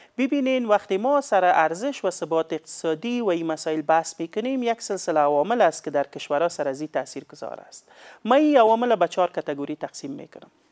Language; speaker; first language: Persian; native; Persian